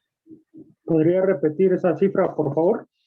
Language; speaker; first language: Spanish; native; Spanish